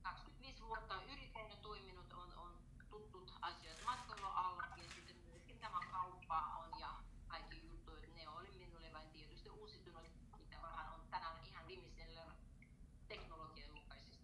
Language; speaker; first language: Finnish; non-native, learner; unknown